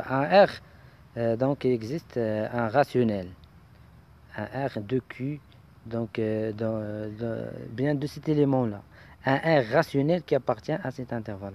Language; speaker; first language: French; non-native, local second language; Arabic